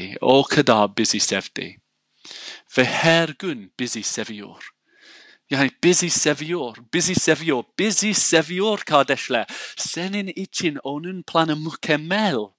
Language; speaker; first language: Turkish; non-native, fluent; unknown